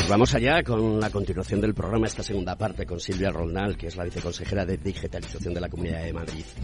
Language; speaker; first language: Spanish; native; Spanish